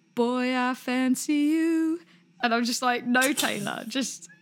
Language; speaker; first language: English; native; English